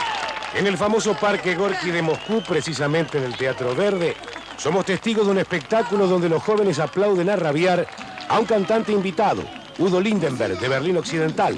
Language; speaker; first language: Spanish; native; Spanish